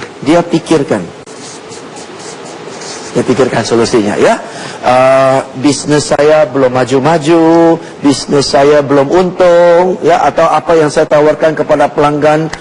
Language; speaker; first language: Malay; non-native, fluent; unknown